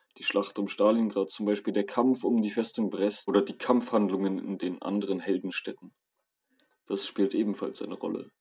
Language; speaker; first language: German; native; German